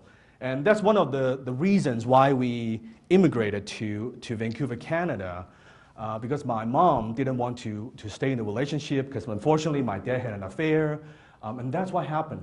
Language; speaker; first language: English; non-native, fluent; Cantonese